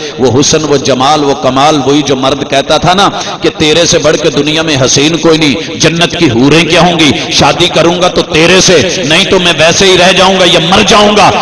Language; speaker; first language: Urdu; non-native, local second language; Punjabi